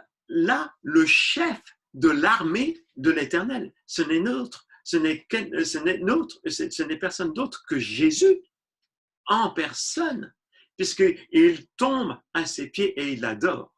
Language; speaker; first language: French; native; French